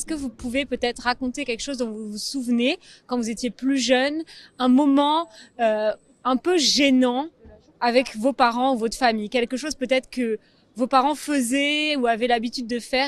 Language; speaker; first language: French; native; French